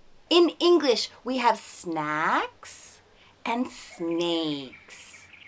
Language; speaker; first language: English; native; English